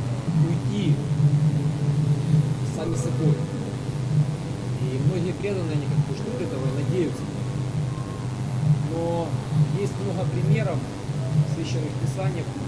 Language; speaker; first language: Russian; native; Russian